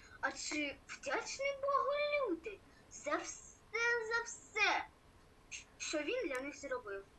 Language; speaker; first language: Ukrainian; non-native, local second language; Russian